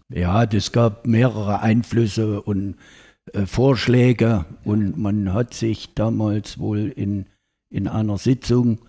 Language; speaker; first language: German; native; German